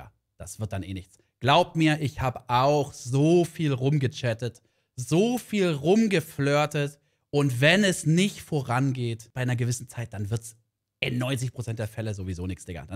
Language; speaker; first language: German; native; German